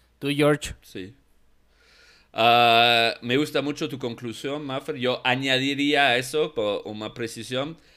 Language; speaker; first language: Spanish; non-native, fluent; English